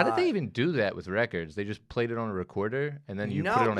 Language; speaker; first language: English; native; English